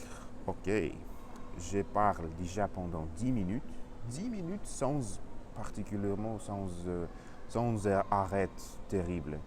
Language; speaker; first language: French; non-native, learner; Russian